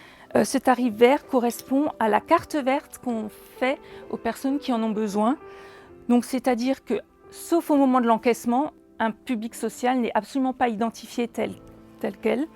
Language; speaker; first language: French; native; French